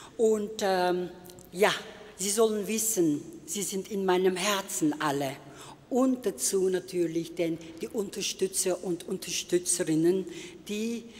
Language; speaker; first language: German; non-native, fluent; Turkish